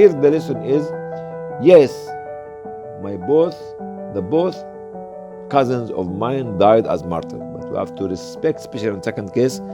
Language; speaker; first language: English; non-native, fluent; Arabic